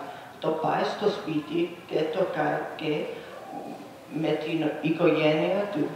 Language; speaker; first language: Greek; early bilingual, heritage; Greek